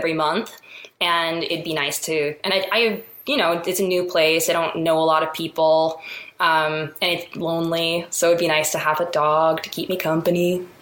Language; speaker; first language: English; native; English